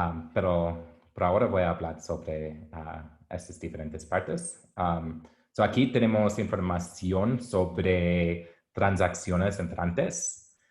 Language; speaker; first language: Spanish; non-native, learner; English